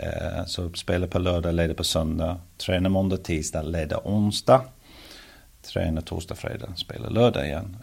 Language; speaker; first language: Swedish; early bilingual, heritage; Swedish